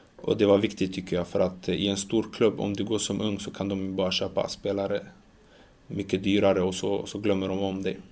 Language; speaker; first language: Swedish; early bilingual, other home language; Macedonian